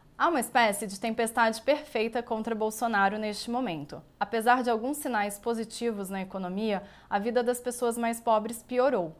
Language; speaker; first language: Portuguese; native; Portuguese